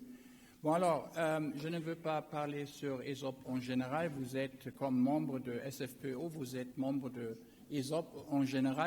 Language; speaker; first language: French; non-native, learner; German